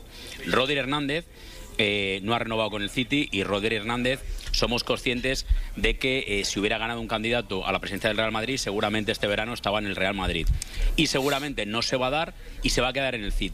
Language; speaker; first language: Spanish; native; Spanish